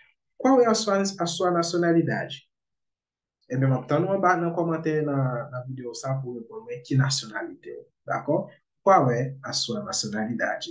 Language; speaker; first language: Portuguese; non-native, learner; Haitian Creole